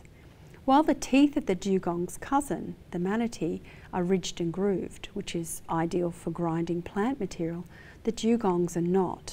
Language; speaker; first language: English; native; English